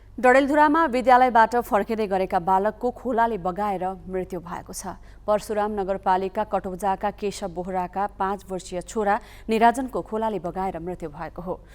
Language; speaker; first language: Nepali; native; Nepali